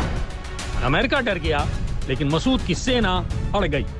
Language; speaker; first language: Hindi; native; Hindi